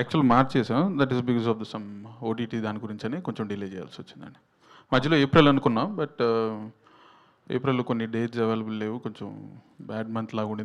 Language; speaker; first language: Telugu; native; Telugu